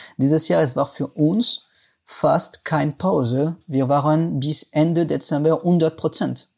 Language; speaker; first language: German; non-native, fluent; French